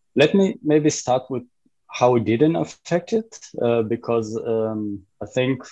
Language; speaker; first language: English; non-native, fluent; Hebrew